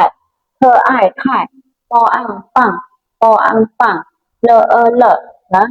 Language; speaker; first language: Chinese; non-native, fluent; Khmer